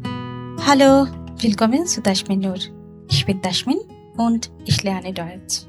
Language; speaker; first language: German; non-native, learner; Bangla